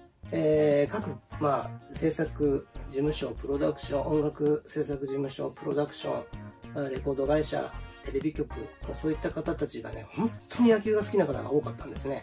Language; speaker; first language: Japanese; native; Japanese